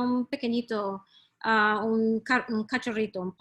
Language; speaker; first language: Spanish; early bilingual, heritage; Spanish